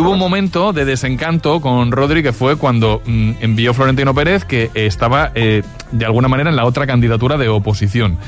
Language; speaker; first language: Spanish; native; Spanish